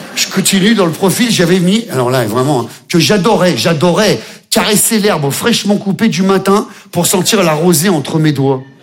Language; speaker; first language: French; native; French